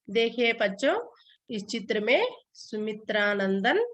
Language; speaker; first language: Hindi; non-native, local second language; Telugu